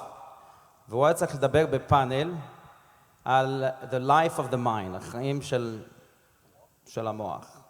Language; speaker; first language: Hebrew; non-native, fluent; English